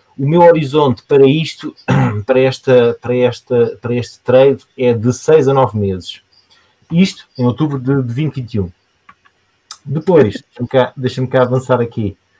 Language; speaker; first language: Portuguese; native; Portuguese